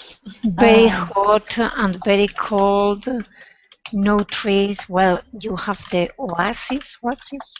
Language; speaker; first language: English; non-native, learner; Spanish